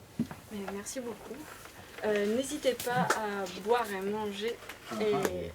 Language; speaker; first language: French; native; French